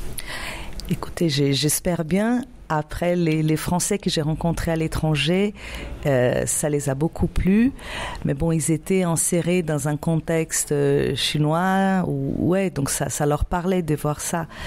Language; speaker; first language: French; non-native, fluent; Portuguese